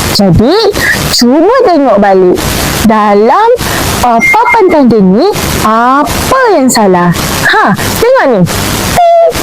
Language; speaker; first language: Malay; native; Malay